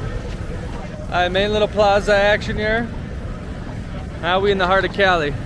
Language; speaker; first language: English; native; English